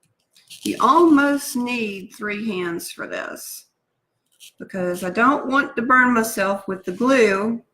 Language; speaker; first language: English; native; English